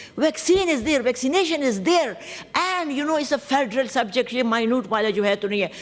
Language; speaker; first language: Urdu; non-native, local second language; Pashto